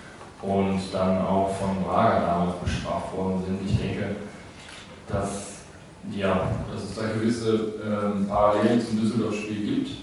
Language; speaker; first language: German; native; German